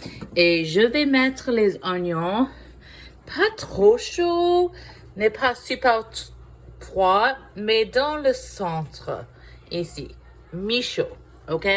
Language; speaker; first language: French; non-native, fluent; English